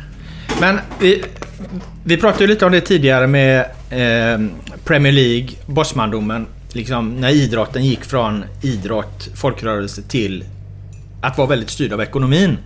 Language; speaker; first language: Swedish; native; Swedish